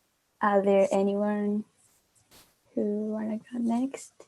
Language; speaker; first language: English; non-native, fluent; Japanese